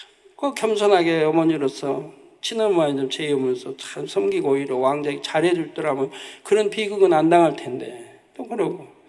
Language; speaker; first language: Korean; native; Korean